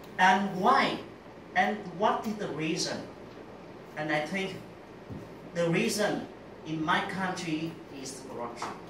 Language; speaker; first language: English; non-native, learner; Vietnamese